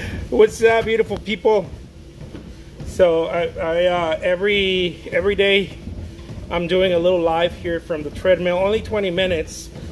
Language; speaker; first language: English; non-native, fluent; Spanish